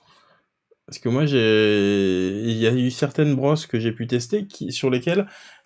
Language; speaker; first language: French; native; French